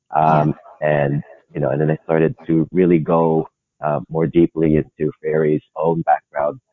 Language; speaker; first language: English; non-native, local second language; Filipino